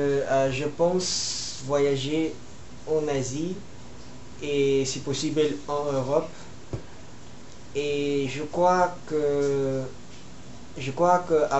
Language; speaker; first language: French; non-native, learner; Filipino